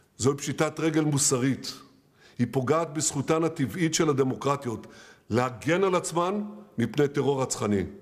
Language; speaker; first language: Hebrew; native; Hebrew